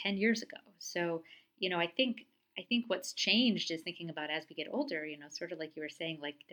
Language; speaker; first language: English; native; English